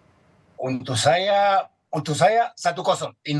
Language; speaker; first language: Indonesian; non-native, fluent; Spanish